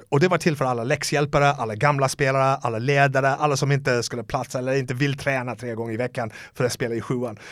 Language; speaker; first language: Swedish; non-native, fluent; English